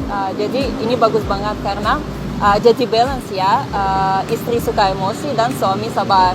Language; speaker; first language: Indonesian; non-native, fluent; Russian